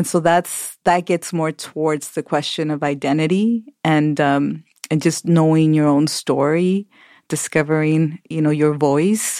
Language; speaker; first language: English; early bilingual, other home language; Spanish